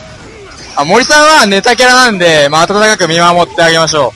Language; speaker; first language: Japanese; native; Japanese